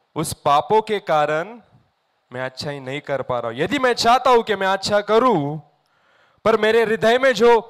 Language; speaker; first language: Hindi; non-native, local second language; Marathi